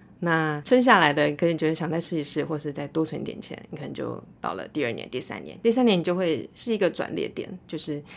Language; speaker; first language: Chinese; native; Chinese